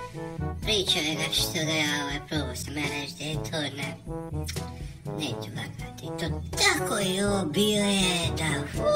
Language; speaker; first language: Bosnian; non-native, local second language; Hungarian